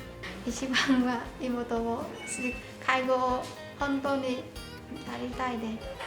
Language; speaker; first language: Japanese; non-native, learner; Vietnamese